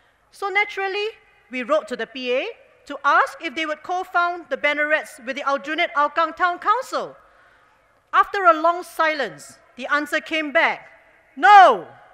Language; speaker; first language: English; native; English